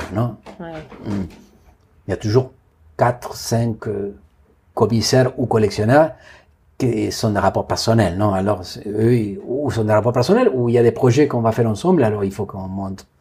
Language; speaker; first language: French; non-native, fluent; Spanish